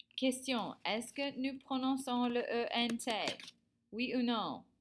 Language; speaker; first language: French; non-native, fluent; English